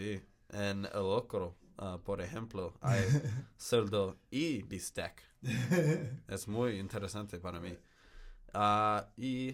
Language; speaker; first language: Spanish; non-native, learner; English